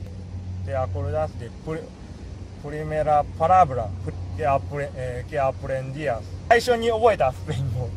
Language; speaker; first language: Spanish; non-native, fluent; Japanese